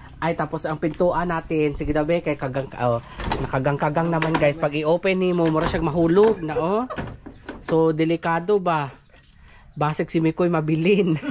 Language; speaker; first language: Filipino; non-native, local second language; Cebuano